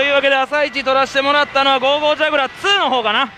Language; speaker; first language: Japanese; native; Japanese